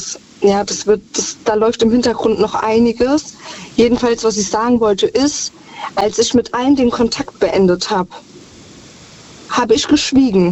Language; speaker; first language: German; native; German